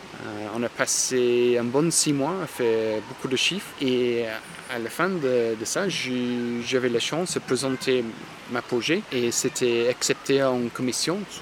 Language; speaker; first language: French; non-native, fluent; English